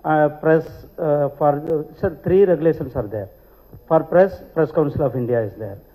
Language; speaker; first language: English; non-native, local second language; Tamil